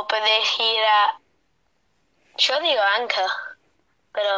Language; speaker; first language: Spanish; early bilingual, heritage; Spanish